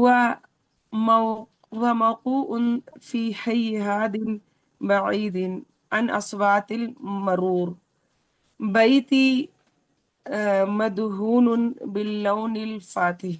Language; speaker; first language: Arabic; non-native, learner; Urdu